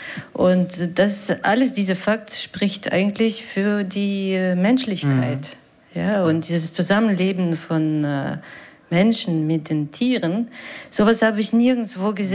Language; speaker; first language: German; non-native, fluent; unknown